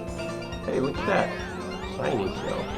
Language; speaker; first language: English; native; English